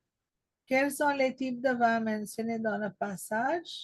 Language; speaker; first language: French; non-native, learner; Telugu